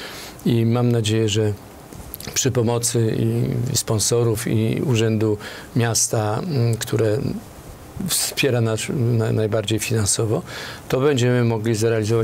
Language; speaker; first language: Polish; native; Polish